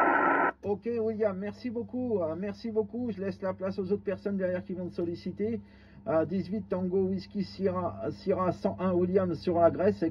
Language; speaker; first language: French; native; French